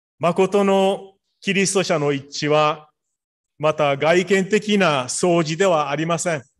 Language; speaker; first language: Japanese; native; Japanese